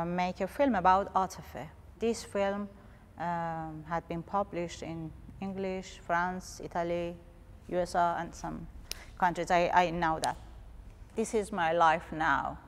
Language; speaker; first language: English; non-native, learner; Persian